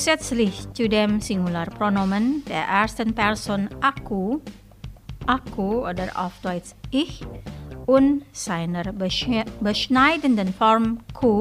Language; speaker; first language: German; non-native, fluent; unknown